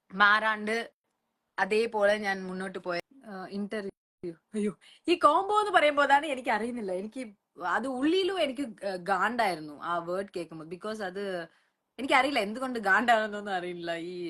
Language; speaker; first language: Malayalam; non-native, local second language; Tamil